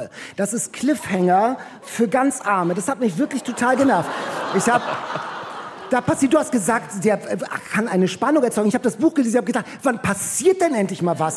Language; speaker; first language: German; native; German